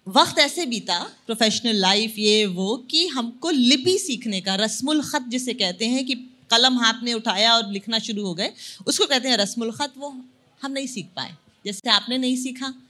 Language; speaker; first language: Hindi; native; Hindi